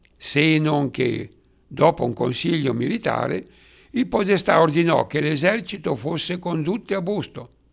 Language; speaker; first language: Italian; native; Italian